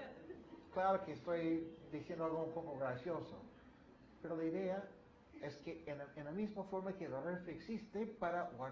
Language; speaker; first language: Spanish; non-native, fluent; English